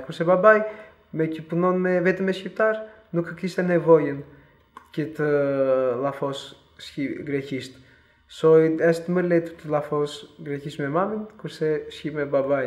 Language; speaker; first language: Albanian; early bilingual, heritage; Albanian